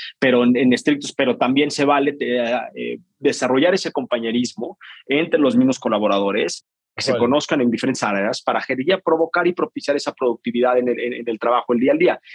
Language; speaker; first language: Spanish; native; Spanish